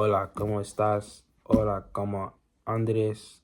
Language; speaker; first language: Spanish; non-native, learner; English